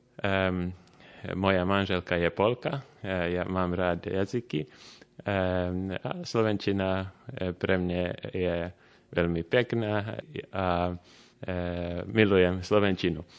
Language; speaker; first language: Slovak; non-native, learner; Finnish